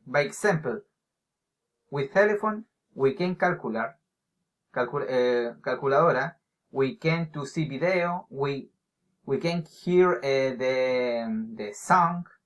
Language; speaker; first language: English; non-native, learner; Spanish